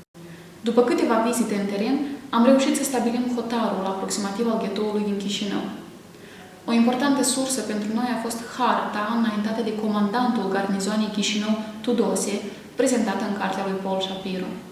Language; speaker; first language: Romanian; native; Romanian